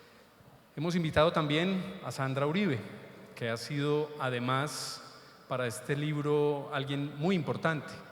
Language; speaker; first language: Spanish; native; Spanish